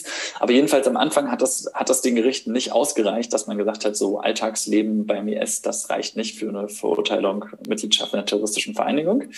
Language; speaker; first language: German; native; German